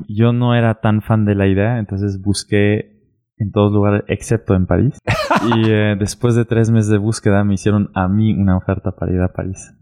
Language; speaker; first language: Spanish; early bilingual, heritage; German